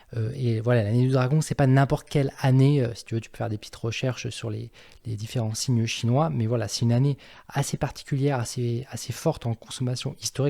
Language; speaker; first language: French; native; French